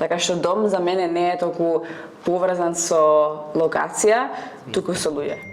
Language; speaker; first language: Macedonian; non-native, fluent; Czech